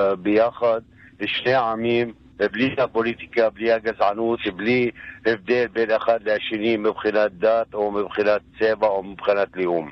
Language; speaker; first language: Hebrew; non-native, local second language; Arabic